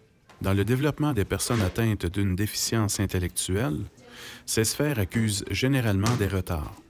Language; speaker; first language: French; native; French